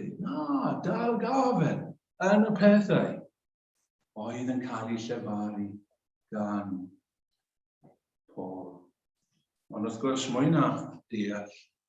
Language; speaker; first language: Welsh; native; Welsh